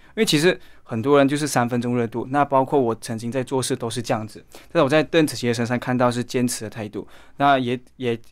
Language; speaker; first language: Chinese; native; Chinese